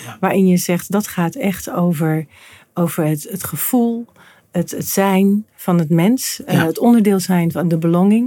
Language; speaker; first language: Dutch; native; Dutch